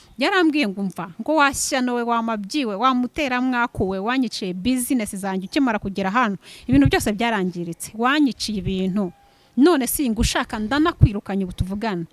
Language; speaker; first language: Kinyarwanda; native; Kinyarwanda